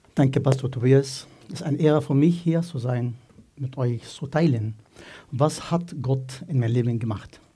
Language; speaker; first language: German; non-native, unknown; Arabic